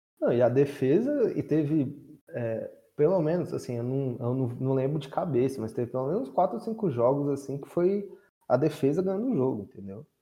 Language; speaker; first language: Portuguese; native; Portuguese